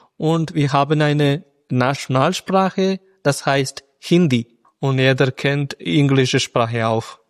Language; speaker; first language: German; non-native, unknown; Malayalam